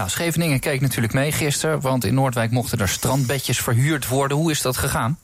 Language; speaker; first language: Dutch; native; Dutch